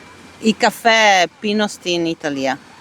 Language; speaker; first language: Greek; early bilingual, heritage; Italian